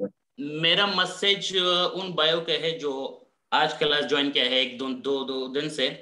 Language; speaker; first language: Hindi; non-native, learner; Persian